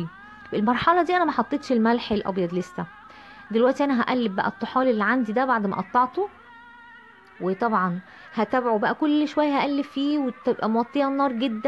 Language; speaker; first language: Arabic; native; Arabic